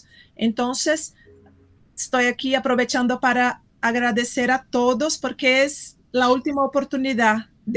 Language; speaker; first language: Spanish; non-native, fluent; Portuguese